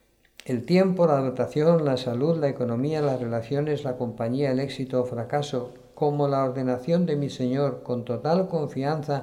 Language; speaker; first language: Spanish; native; Spanish